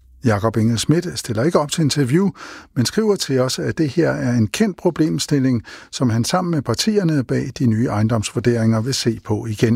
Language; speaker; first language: Danish; native; Danish